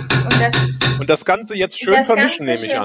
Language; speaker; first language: German; native; German